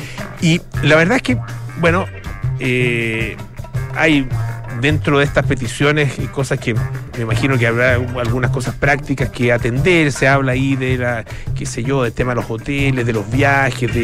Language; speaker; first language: Spanish; native; Spanish